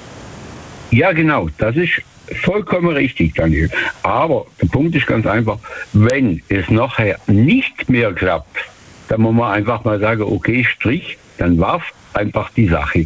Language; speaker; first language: German; native; German